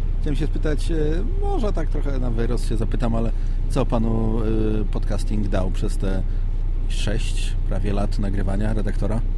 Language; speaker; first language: Polish; native; Polish